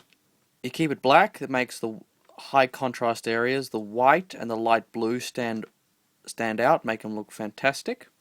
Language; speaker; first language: English; native; English